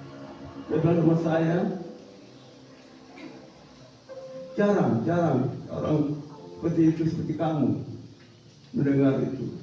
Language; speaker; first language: Indonesian; non-native, fluent; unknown